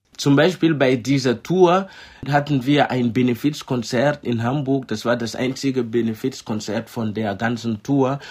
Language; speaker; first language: German; non-native, fluent; Mossi